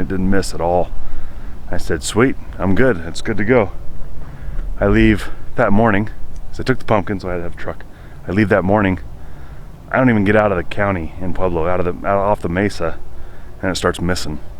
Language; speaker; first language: English; native; English